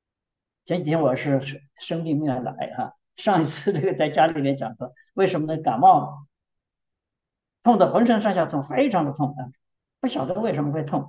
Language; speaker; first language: Chinese; native; Chinese